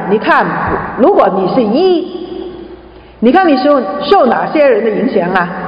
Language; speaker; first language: Chinese; non-native, local second language; Cantonese